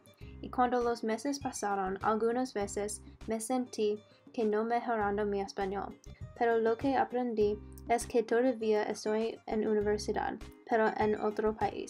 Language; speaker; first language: Spanish; non-native, learner; English